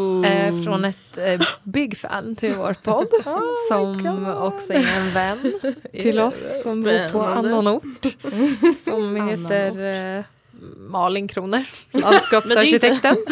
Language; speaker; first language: Swedish; native; Swedish